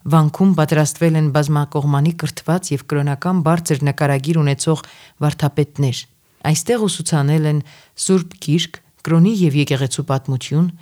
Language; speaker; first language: Armenian; native; Armenian